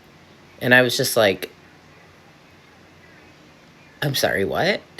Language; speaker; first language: English; native; English